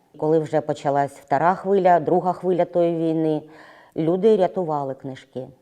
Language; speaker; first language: Ukrainian; non-native, local second language; Russian